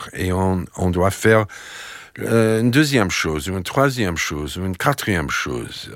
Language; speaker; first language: French; non-native, fluent; English